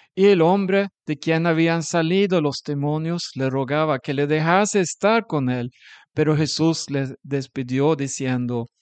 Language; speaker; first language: Spanish; non-native, fluent; Swedish